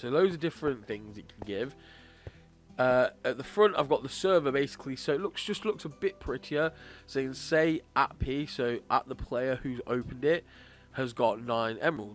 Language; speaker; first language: English; native; English